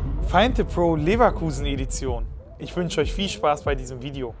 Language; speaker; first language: German; native; German